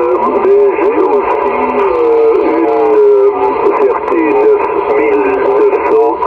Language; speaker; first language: French; non-native, fluent; German